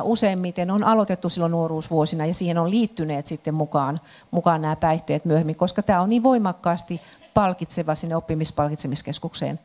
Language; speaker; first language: Finnish; native; Finnish